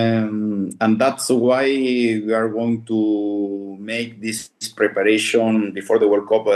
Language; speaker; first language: English; non-native, fluent; Spanish